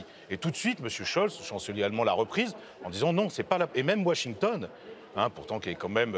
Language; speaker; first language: French; native; French